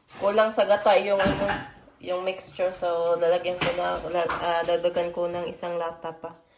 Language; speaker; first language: Filipino; non-native, local second language; Cebuano